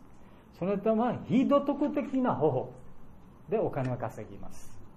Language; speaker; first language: Japanese; non-native, learner; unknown